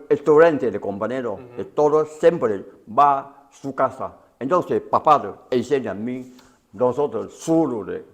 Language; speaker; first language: Spanish; non-native, learner; Chinese